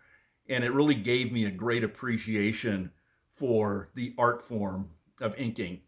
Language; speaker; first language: English; native; English